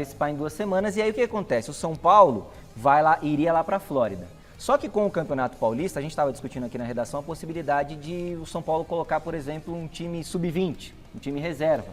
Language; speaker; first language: Portuguese; native; Portuguese